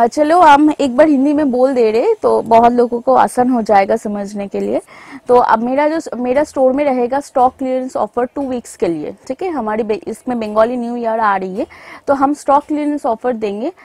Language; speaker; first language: Hindi; non-native, local second language; Bangla